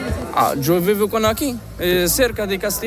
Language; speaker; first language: Spanish; non-native, learner; Arabic